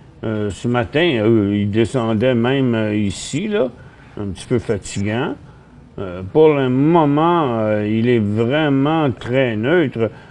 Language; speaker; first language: French; native; French